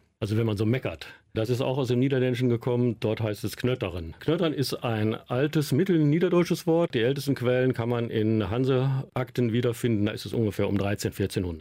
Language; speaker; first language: German; native; German